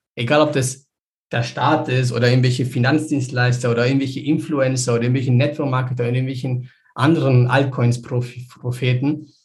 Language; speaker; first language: German; early bilingual, other home language; Spanish